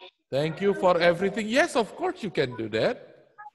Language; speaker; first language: English; non-native, fluent; Indonesian